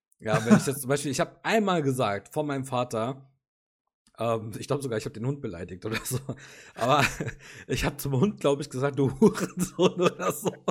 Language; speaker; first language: German; native; German